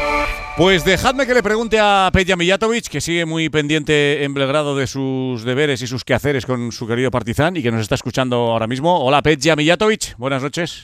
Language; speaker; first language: Spanish; native; Spanish